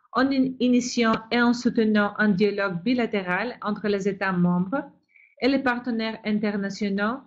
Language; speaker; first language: French; non-native, fluent; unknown